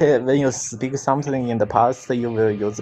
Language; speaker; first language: English; non-native, learner; Chinese